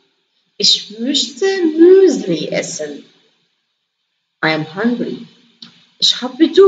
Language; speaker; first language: German; non-native, learner; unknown